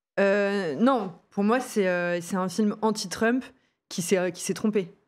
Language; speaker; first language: French; native; French